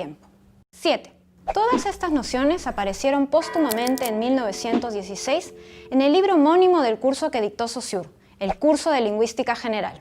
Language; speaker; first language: Spanish; native; Spanish